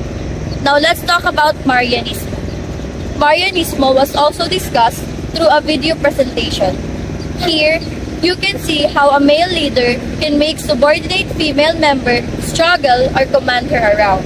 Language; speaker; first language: English; non-native, local second language; Filipino